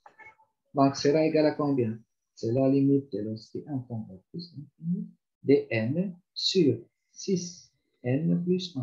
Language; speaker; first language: French; non-native, local second language; Arabic